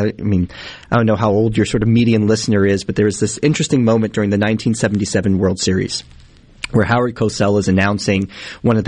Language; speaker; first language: English; native; English